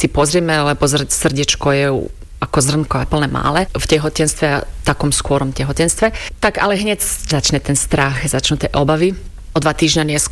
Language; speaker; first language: Slovak; non-native, fluent; Slovenian